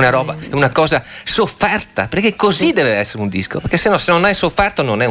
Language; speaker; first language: Italian; native; Italian